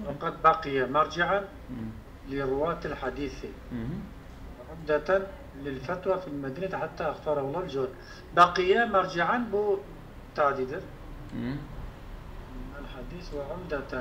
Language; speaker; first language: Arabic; non-native, learner; Turkish